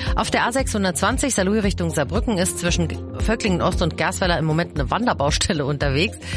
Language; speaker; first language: German; native; German